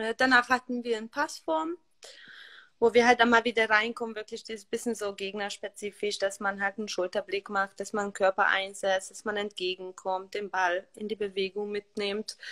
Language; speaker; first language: German; non-native, fluent; Hungarian